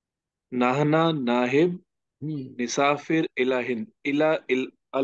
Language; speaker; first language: Arabic; non-native, learner; Hindi